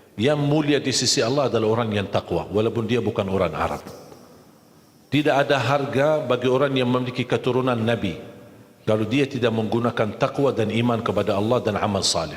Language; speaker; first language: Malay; non-native, fluent; Arabic